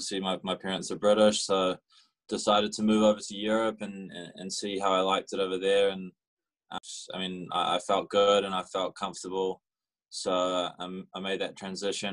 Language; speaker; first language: English; native; English